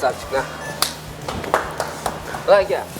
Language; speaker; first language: Russian; non-native, local second language; Kyrgyz